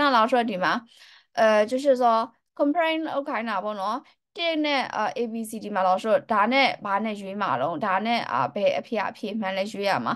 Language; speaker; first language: Chinese; native; Chinese